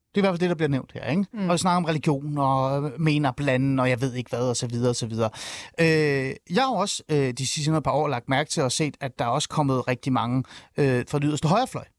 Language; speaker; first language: Danish; early bilingual, other home language; Persian